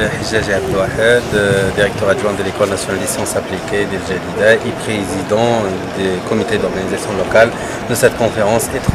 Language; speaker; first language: French; non-native, local second language; Arabic